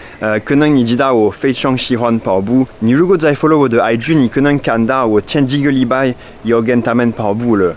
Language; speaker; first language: Chinese; non-native, fluent; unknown